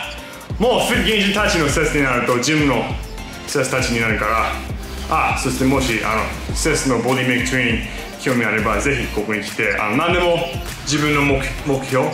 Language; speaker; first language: Japanese; non-native, fluent; English